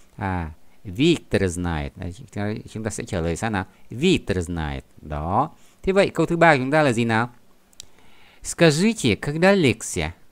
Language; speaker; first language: Vietnamese; native; Vietnamese